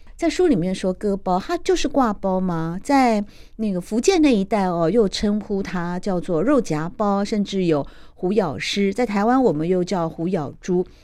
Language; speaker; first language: Chinese; native; Chinese